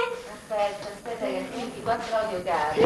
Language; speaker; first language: Italian; native; Italian